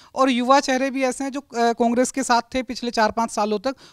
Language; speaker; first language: Hindi; native; Hindi